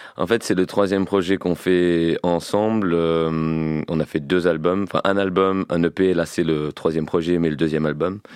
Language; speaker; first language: French; early bilingual, heritage; French